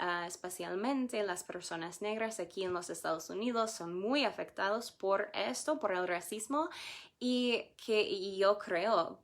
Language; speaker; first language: Spanish; non-native, fluent; English